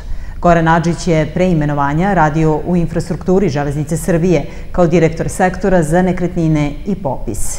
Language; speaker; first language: Serbian; native; Serbian